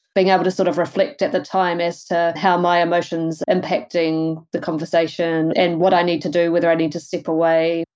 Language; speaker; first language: English; native; English